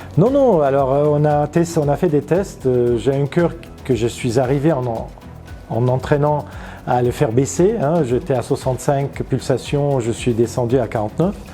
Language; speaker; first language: French; non-native, fluent; Armenian